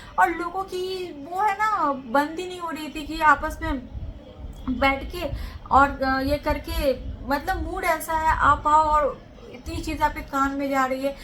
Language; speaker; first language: Hindi; native; Hindi